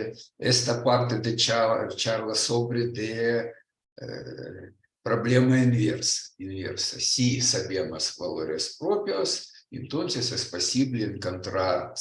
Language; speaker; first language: Spanish; non-native, learner; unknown